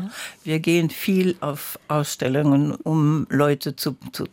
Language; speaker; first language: German; non-native, learner; French